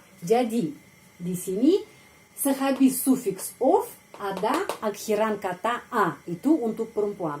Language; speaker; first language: Indonesian; non-native, fluent; Russian